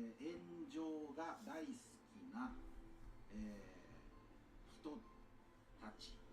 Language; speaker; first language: Japanese; native; Japanese